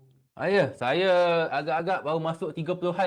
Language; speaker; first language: Malay; native; Malay